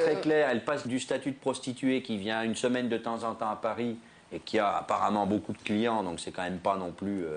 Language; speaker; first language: French; native; French